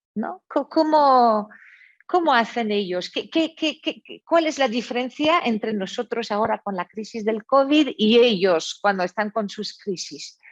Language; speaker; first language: Spanish; non-native, fluent; French